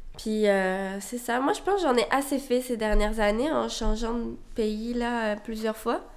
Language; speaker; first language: French; native; French